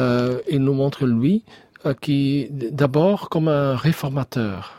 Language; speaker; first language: French; non-native, learner; Dutch